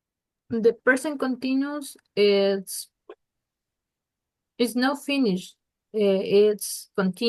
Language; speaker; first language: English; non-native, learner; Spanish